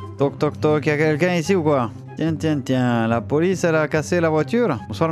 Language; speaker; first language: French; native; French